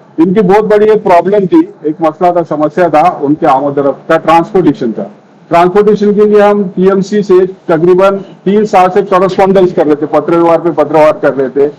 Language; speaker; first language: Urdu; native; Urdu